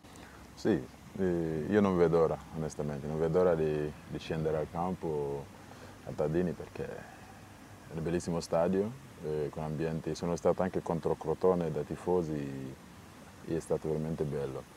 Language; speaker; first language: Italian; non-native, fluent; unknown